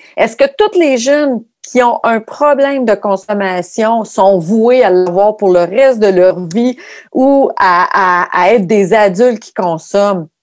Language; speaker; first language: French; native; French